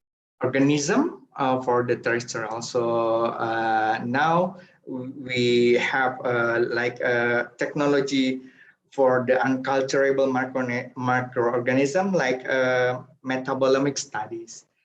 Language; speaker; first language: English; non-native, fluent; Indonesian